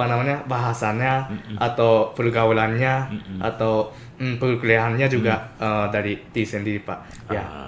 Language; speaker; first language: Indonesian; non-native, fluent; Japanese